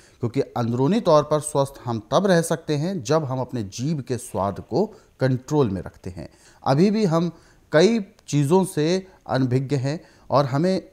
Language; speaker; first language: Hindi; native; Hindi